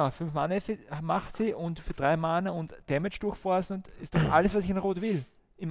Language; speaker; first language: German; native; German